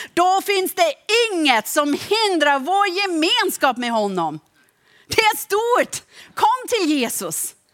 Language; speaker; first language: Swedish; non-native, fluent; German